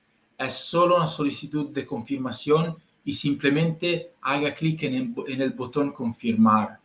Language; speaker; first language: Spanish; non-native, learner; Italian